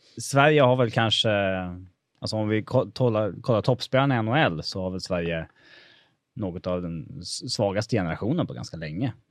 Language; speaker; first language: Swedish; native; Swedish